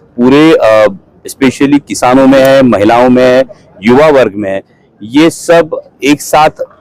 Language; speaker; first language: Hindi; non-native, local second language; Marathi